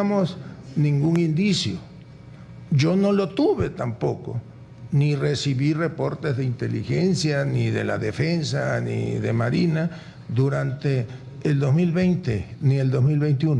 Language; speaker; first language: Spanish; native; Spanish